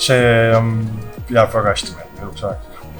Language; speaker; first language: Estonian; native; Estonian